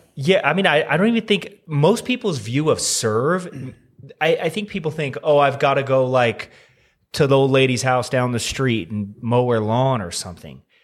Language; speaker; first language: English; native; English